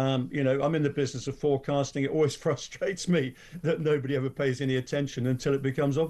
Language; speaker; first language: English; native; English